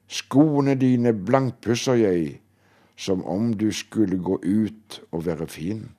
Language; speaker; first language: Norwegian; native; Norwegian